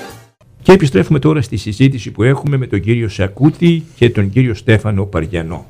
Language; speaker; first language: Greek; native; Greek